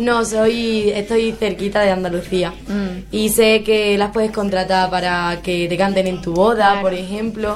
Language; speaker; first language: Spanish; native; Spanish